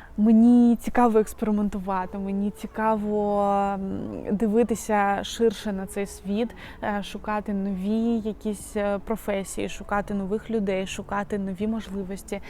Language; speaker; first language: Ukrainian; non-native, local second language; Russian